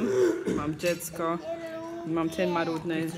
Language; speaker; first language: Polish; non-native, learner; English